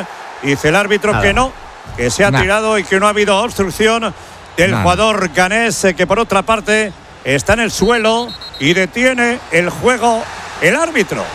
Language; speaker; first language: Spanish; native; Spanish